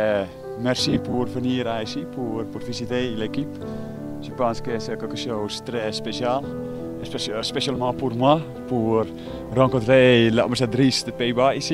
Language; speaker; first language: French; non-native, learner; Dutch